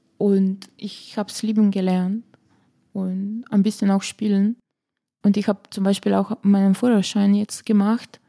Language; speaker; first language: German; non-native, fluent; Slovenian